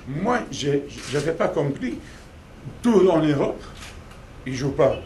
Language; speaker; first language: French; non-native, local second language; Dutch